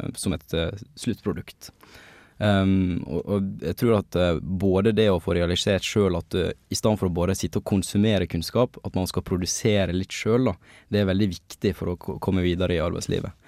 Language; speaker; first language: Norwegian; native; Norwegian